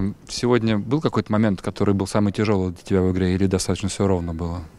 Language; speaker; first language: Russian; native; Russian